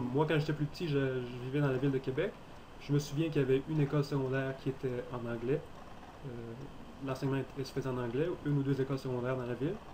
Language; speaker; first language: French; native; French